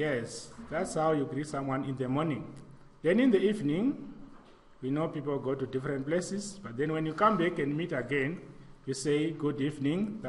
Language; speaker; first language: English; non-native, local second language; Shona